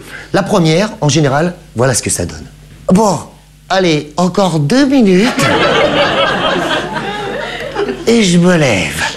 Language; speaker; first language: French; native; French